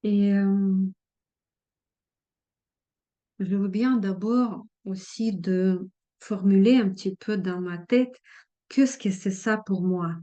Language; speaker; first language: French; non-native, fluent; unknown